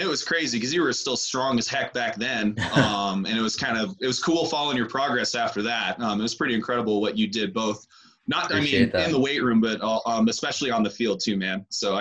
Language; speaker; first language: English; native; English